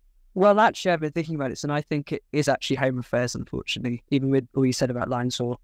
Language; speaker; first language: English; native; English